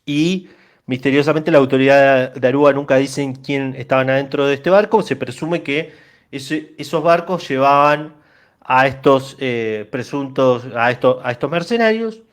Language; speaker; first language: Spanish; native; Spanish